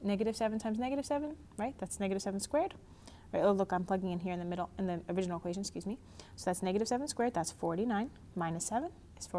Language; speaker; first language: English; native; English